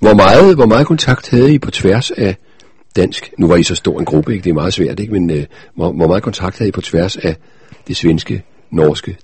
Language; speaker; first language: Danish; native; Danish